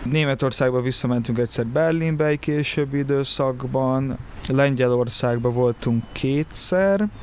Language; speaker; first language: Hungarian; early bilingual, other home language; Portuguese